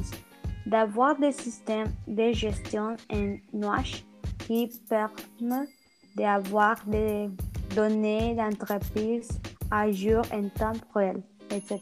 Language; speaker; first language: French; non-native, learner; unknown